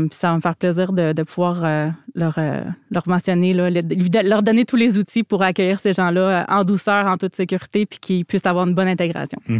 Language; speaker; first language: French; native; French